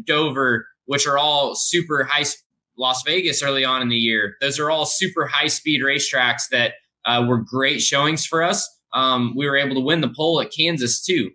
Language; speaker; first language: English; native; English